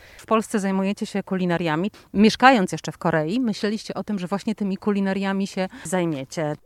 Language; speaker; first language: Polish; native; Polish